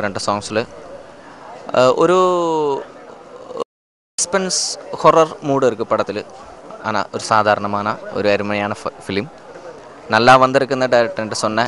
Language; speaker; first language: Tamil; non-native, learner; Malayalam